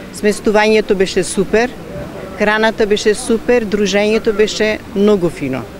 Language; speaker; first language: Macedonian; native; Macedonian